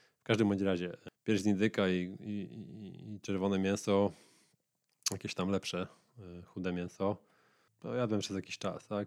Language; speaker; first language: Polish; native; Polish